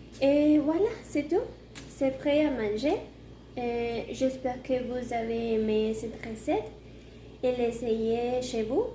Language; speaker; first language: French; non-native, learner; Spanish